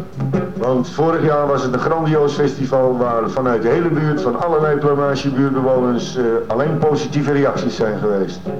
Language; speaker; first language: Dutch; native; Dutch